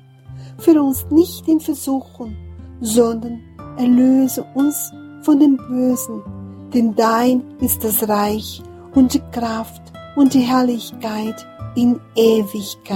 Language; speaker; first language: German; non-native, fluent; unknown